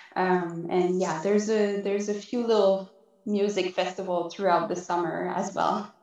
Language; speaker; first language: English; non-native, fluent; French